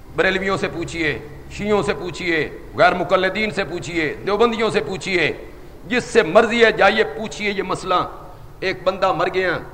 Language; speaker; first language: Urdu; non-native, local second language; Punjabi